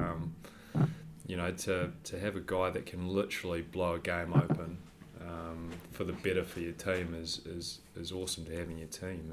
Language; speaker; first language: English; native; English